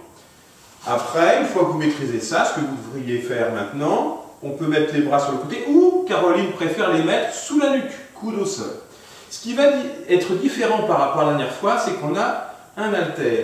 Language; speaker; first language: French; native; French